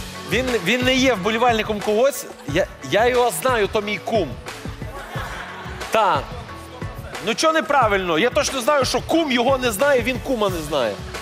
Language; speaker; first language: Ukrainian; native; Ukrainian